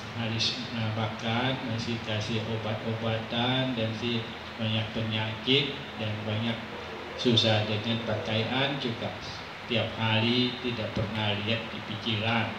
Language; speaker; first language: Indonesian; non-native, fluent; Thai